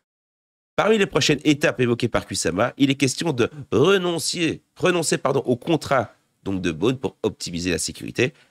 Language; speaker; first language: French; native; French